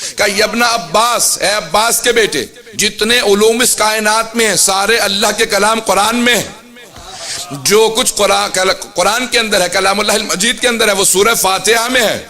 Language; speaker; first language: Urdu; native; Urdu